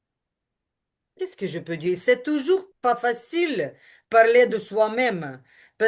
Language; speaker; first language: French; non-native, learner; Ukrainian